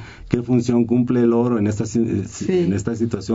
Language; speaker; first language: Spanish; native; Spanish